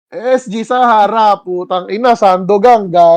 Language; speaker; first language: Filipino; native; Filipino